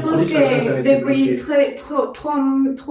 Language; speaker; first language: French; non-native, learner; Spanish